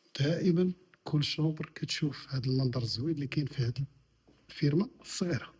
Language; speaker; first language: Arabic; native; Arabic